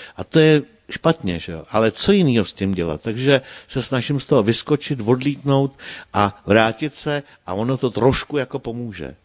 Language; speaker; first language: Czech; native; Czech